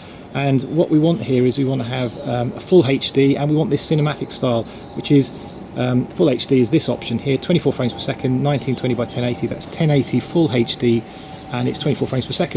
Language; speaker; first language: English; native; English